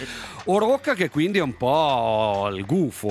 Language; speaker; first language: Italian; native; Italian